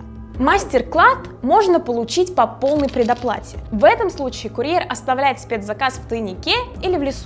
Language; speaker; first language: Russian; native; Russian